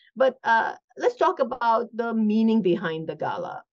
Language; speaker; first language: English; non-native, local second language; Hindi